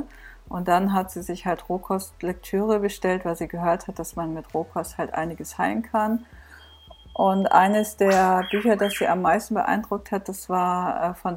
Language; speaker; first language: German; native; German